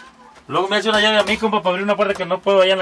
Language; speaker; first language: Spanish; native; Spanish